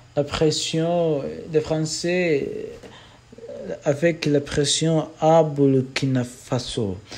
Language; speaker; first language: French; non-native, learner; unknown